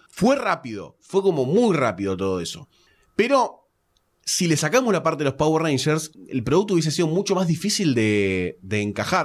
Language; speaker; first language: Spanish; native; Spanish